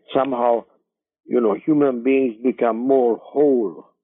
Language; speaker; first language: English; non-native, fluent; Hungarian